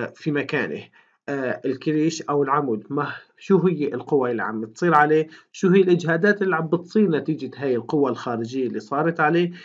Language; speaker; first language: Arabic; native; Arabic